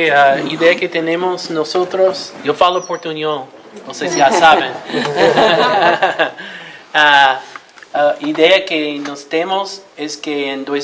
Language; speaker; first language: Portuguese; non-native, learner; Spanish